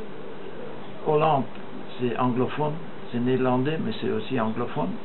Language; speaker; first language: French; non-native, fluent; Dutch